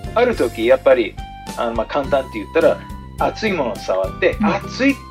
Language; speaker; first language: Japanese; non-native, fluent; English